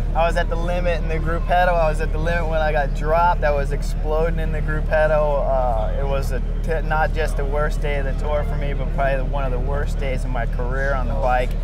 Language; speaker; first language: English; native; English